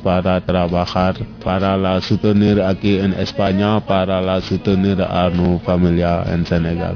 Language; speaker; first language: Spanish; non-native, learner; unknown